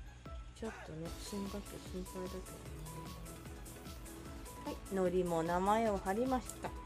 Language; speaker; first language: Japanese; native; Japanese